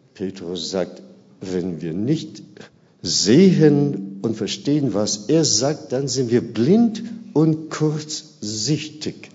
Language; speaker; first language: German; non-native, fluent; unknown